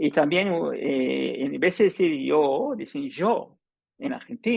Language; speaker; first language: Spanish; non-native, fluent; English